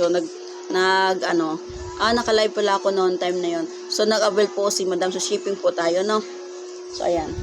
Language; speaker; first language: Filipino; non-native, local second language; Cebuano